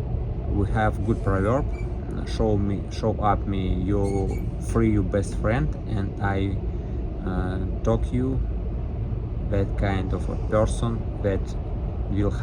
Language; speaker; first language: English; non-native, learner; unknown